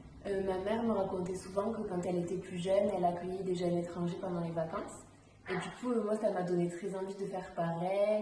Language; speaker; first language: French; native; French